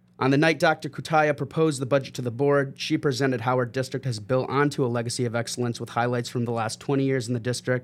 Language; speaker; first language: English; native; English